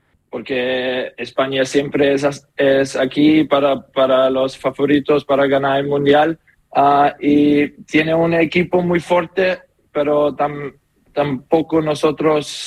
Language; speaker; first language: Spanish; non-native, learner; German